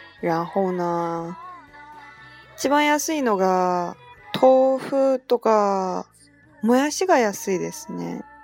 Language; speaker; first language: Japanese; non-native, fluent; Chinese